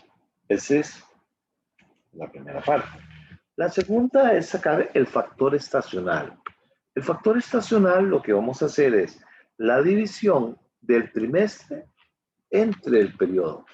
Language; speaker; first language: Spanish; native; Spanish